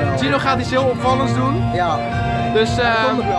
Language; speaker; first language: Dutch; native; Dutch